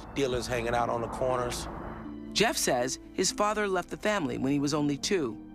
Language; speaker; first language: English; native; English